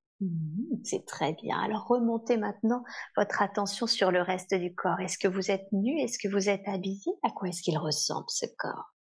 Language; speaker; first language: French; native; French